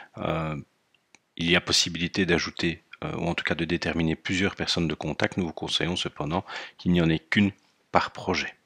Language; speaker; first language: French; native; French